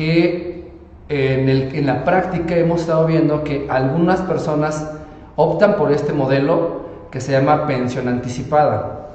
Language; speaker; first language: Spanish; native; Spanish